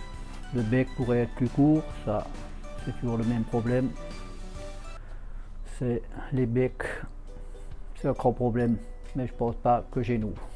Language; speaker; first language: French; native; French